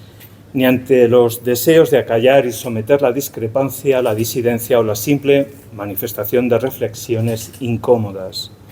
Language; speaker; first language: Spanish; native; Spanish